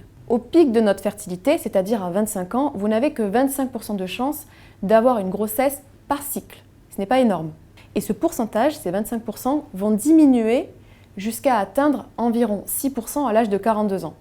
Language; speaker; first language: French; native; French